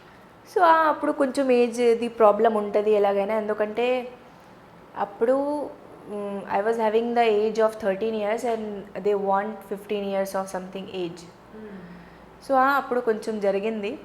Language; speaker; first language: Telugu; non-native, fluent; Hindi